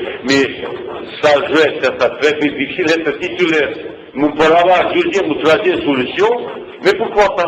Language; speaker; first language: French; non-native, fluent; Bosnian